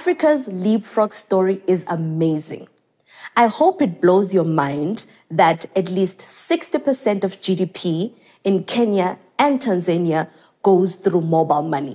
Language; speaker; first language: English; non-native, local second language; Xhosa